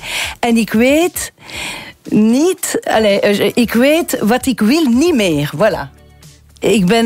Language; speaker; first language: Dutch; non-native, learner; French